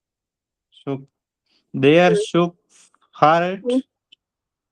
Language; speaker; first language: German; non-native, learner; Hindi